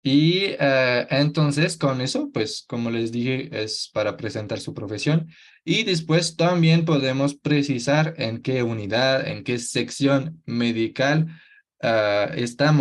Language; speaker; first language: Spanish; non-native, fluent; French